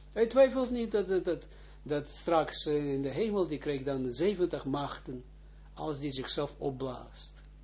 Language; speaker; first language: Dutch; non-native, fluent; Hebrew